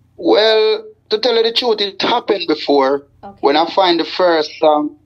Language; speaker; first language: English; non-native, local second language; Jamaican Creole English